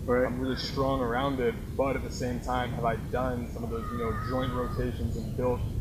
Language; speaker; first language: English; native; English